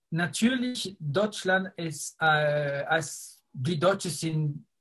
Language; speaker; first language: German; non-native, fluent; Spanish